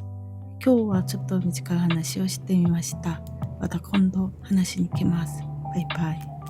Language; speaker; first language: Japanese; non-native, fluent; Korean